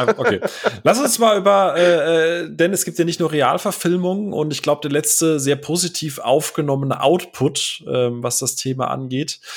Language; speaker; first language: German; native; German